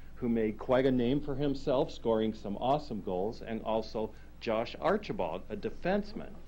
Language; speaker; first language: English; native; English